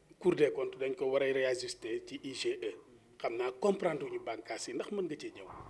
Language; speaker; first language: Wolof; native; Wolof